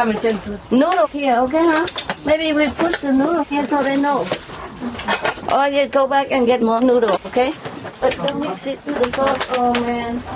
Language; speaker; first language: English; non-native, fluent; Vietnamese